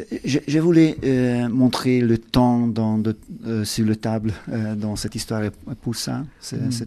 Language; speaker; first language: French; non-native, learner; Hungarian